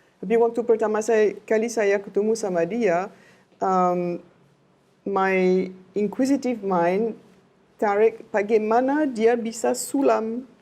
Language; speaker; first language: Indonesian; non-native, learner; French